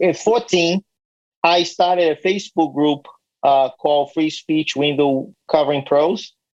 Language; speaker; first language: English; non-native, fluent; Portuguese